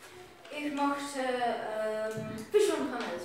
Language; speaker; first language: German; non-native, learner; English